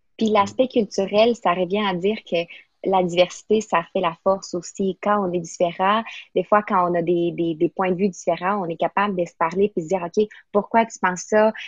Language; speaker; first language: French; non-native, fluent; Spanish